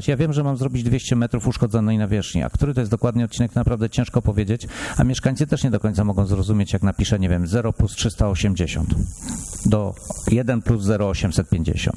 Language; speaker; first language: Polish; native; Polish